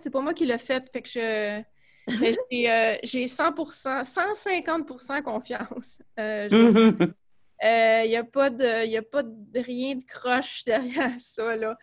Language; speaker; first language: French; native; French